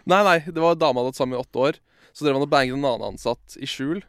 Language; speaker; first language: Norwegian; native; Norwegian